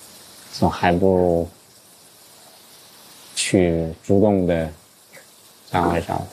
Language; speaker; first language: Chinese; non-native, fluent; English